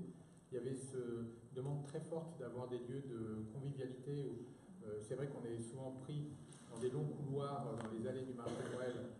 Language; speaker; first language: French; native; French